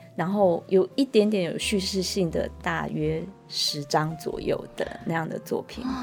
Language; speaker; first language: Chinese; non-native, local second language; Min Nan Chinese